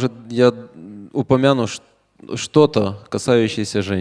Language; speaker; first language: Russian; native; Russian